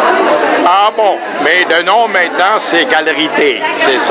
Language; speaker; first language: French; native; French